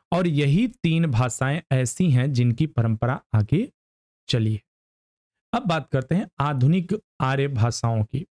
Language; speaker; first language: Hindi; native; Hindi